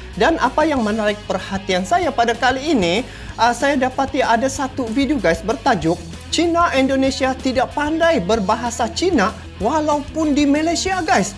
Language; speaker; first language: Malay; native; Malay